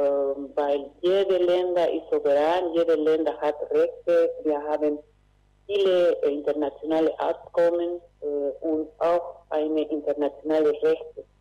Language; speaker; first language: German; non-native, learner; Spanish